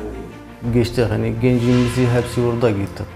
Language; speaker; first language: Turkish; non-native, learner; Kurdish